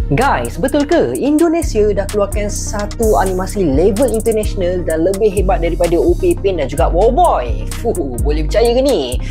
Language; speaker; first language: Malay; native; Malay